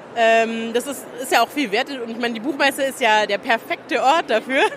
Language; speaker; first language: German; native; German